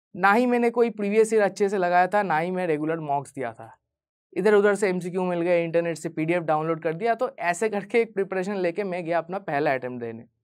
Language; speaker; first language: Hindi; non-native, local second language; Bangla